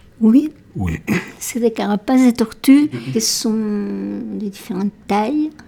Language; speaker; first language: French; non-native, fluent; Spanish